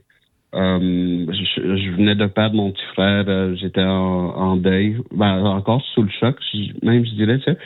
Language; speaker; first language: French; non-native, local second language; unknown